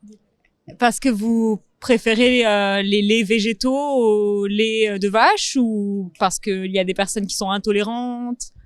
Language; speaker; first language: French; native; French